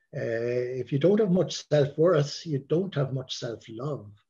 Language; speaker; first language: English; native; English